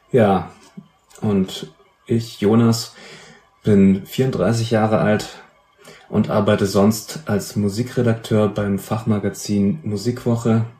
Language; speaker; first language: German; native; German